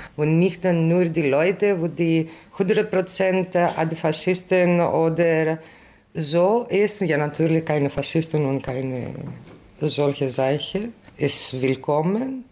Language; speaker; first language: German; non-native, learner; Greek